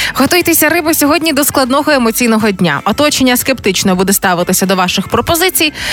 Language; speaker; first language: Ukrainian; native; Ukrainian